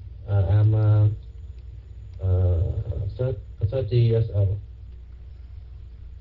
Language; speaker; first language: English; non-native, learner; Vietnamese